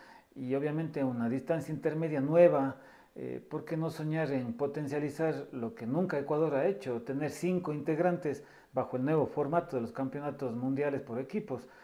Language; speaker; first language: Spanish; native; Spanish